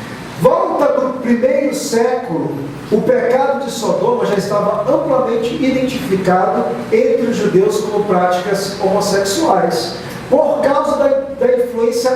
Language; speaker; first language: Portuguese; native; Portuguese